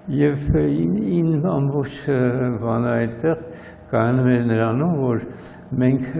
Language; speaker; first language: Armenian; native; Armenian